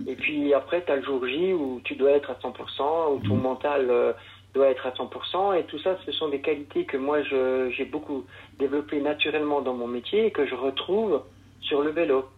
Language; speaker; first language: French; native; French